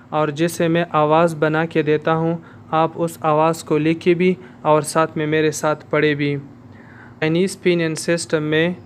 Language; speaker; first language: Urdu; non-native, local second language; Pashto